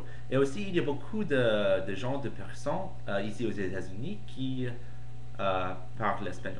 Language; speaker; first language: French; non-native, fluent; English